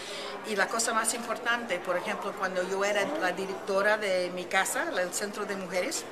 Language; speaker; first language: Spanish; early bilingual, heritage; Spanish